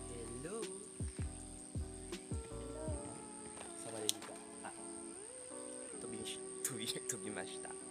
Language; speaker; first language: Japanese; non-native, fluent; French